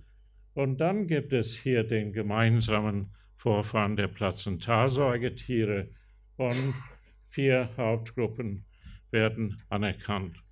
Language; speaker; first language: German; non-native, fluent; English